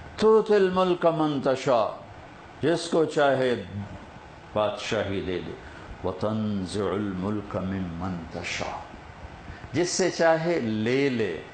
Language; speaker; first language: Urdu; non-native, local second language; Punjabi